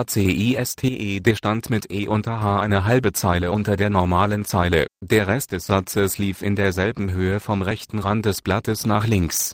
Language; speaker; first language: German; native; German